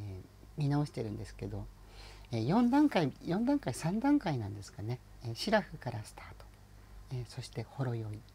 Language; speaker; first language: Japanese; native; Japanese